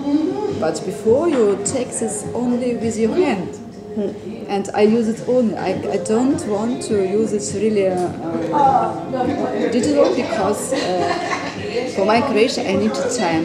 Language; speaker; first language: English; non-native, learner; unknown